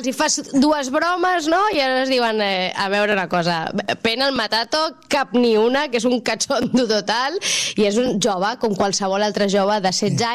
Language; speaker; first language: Catalan; native; Catalan